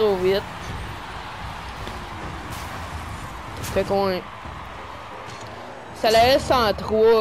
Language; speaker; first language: French; native; French